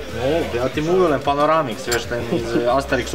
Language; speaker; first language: Polish; non-native, learner; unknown